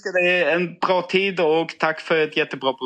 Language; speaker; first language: Swedish; non-native, fluent; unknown